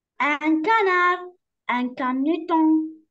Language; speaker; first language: French; non-native, learner; Arabic